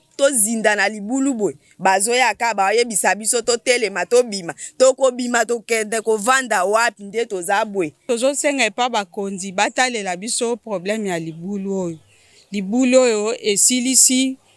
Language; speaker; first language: Lingala; native; Lingala